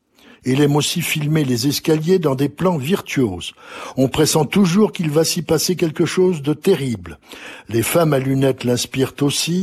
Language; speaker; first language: French; native; French